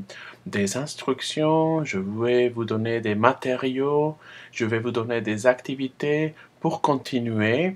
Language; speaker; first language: French; non-native, fluent; Spanish